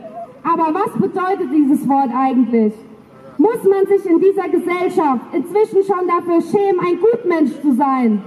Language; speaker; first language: German; native; German